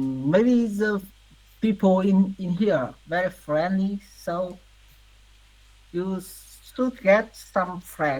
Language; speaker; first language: English; non-native, learner; Vietnamese